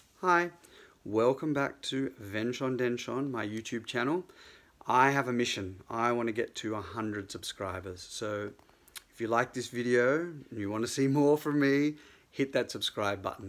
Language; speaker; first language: English; native; English